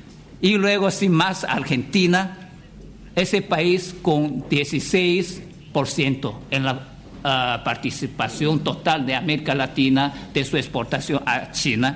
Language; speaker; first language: Spanish; non-native, fluent; Chinese